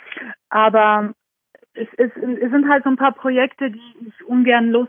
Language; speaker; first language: German; non-native, fluent; Georgian